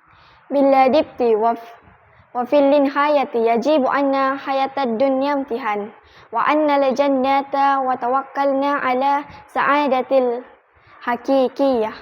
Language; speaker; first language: Arabic; non-native, learner; Malay